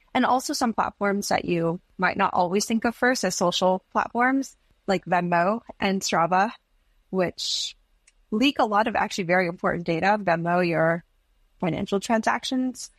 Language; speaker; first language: English; native; English